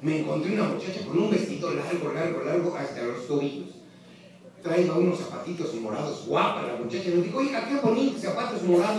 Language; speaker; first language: Spanish; native; Spanish